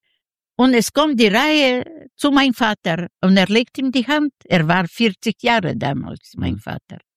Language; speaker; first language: German; non-native, fluent; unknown